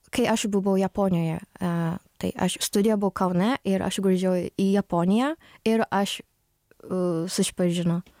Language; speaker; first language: Lithuanian; non-native, learner; Japanese